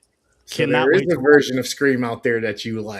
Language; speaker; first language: English; native; English